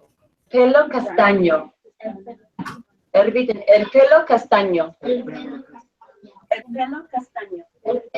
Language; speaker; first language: Spanish; non-native, fluent; English